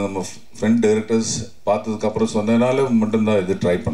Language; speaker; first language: Tamil; non-native, learner; Malayalam